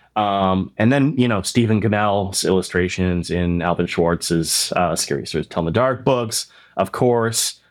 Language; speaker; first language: English; native; English